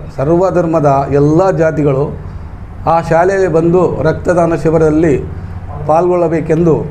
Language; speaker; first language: Kannada; non-native, local second language; Urdu